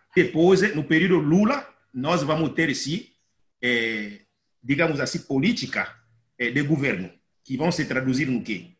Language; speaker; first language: Portuguese; non-native, fluent; Lingala